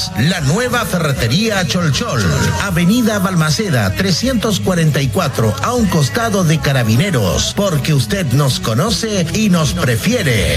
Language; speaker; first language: Spanish; native; Spanish